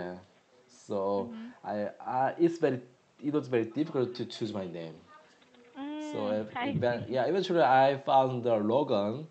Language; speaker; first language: English; non-native, learner; Korean